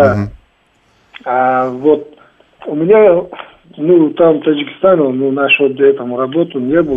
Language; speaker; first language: Russian; non-native, learner; Tajik